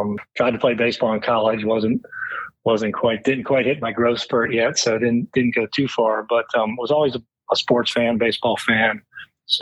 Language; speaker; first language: English; native; English